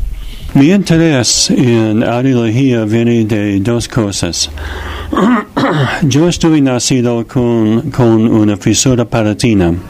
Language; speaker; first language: Spanish; non-native, fluent; English